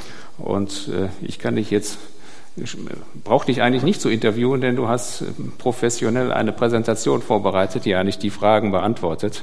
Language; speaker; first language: German; native; German